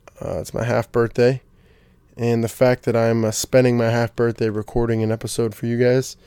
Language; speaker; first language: English; native; English